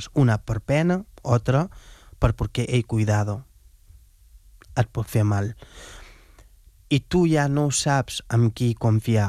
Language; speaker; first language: Catalan; non-native, fluent; Wolof